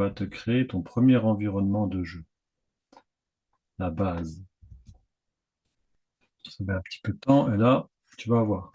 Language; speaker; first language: French; native; French